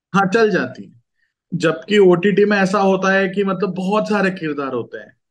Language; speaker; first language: Hindi; non-native, local second language; Gujarati